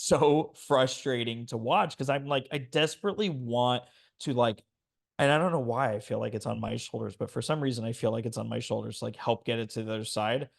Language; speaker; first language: English; native; English